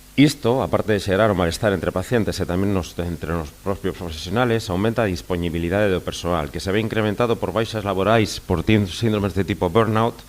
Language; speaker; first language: Galician; non-native, local second language; Spanish